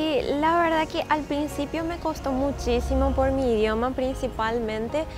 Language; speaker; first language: Spanish; non-native, fluent; Japanese